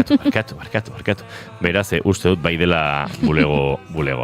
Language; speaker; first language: Basque; native; Basque